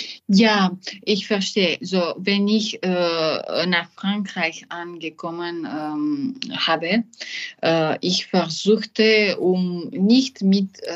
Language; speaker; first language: German; non-native, learner; French